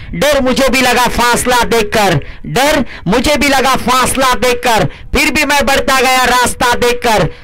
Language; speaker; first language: Hindi; non-native, local second language; Marathi